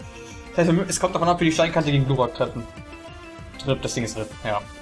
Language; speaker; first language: German; native; German